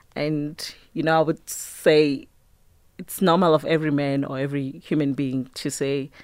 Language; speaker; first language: English; non-native, local second language; Tswana